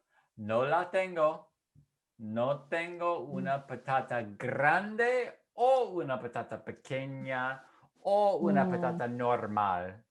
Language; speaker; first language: Spanish; non-native, fluent; English